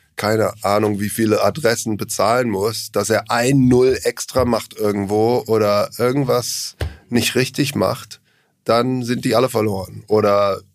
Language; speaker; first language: German; non-native, learner; English